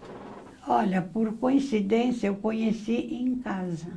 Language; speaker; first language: Portuguese; early bilingual, other home language; Arabic